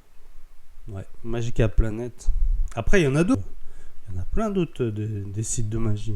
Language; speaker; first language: French; native; French